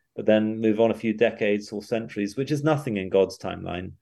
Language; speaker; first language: English; native; English